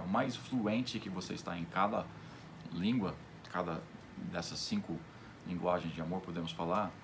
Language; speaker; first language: Portuguese; non-native, fluent; English